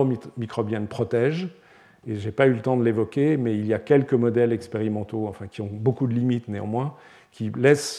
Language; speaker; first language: French; native; French